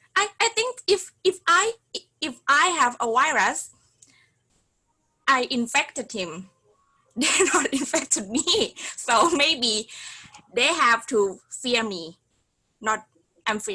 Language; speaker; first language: English; non-native, learner; Thai